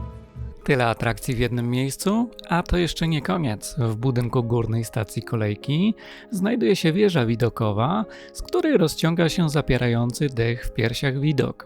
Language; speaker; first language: Polish; native; Polish